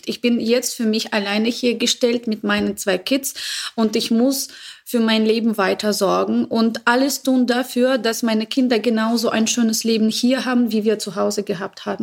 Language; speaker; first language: German; non-native, fluent; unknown